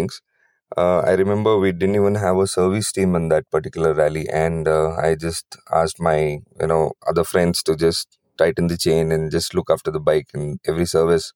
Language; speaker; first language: English; non-native, local second language; Kannada